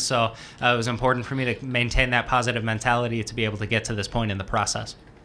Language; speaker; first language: English; native; English